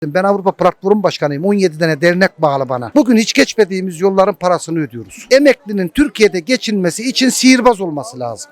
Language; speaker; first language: Turkish; early bilingual, heritage; Turkish